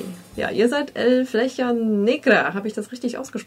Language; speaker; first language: German; native; German